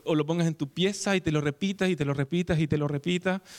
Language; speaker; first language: Spanish; native; Spanish